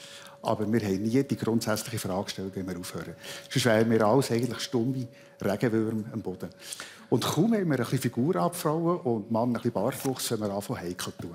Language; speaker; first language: German; native; German